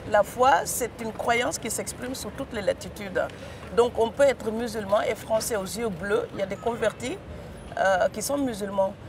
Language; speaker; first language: French; non-native, local second language; Serer